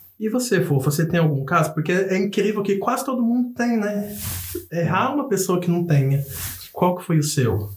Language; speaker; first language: Portuguese; native; Portuguese